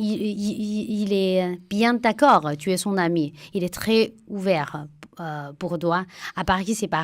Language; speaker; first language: French; non-native, fluent; Chinese